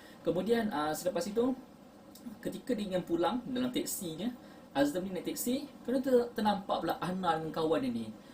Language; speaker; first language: Malay; native; Malay